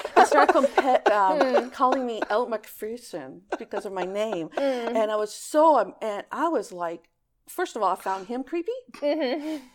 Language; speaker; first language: English; early bilingual, other home language; Greek